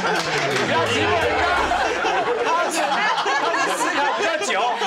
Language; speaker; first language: Chinese; native; Chinese